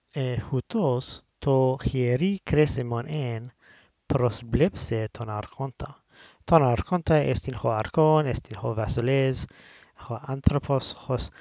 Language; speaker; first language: Greek; non-native, learner; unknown